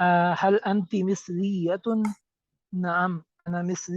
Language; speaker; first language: Arabic; non-native, learner; Urdu